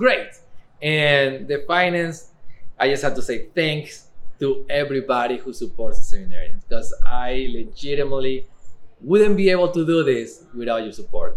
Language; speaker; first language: English; non-native, fluent; Spanish